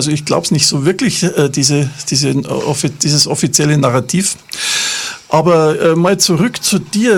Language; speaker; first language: German; native; German